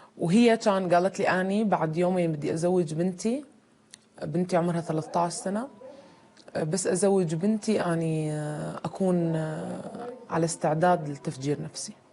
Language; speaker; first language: Arabic; native; Arabic